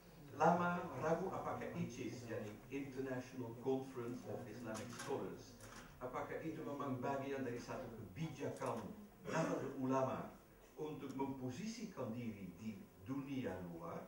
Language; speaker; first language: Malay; non-native, fluent; Dutch